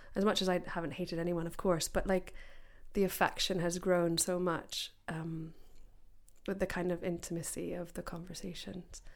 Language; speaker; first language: English; native; English